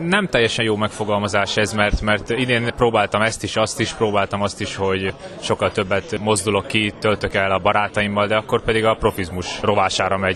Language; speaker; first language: Hungarian; native; Hungarian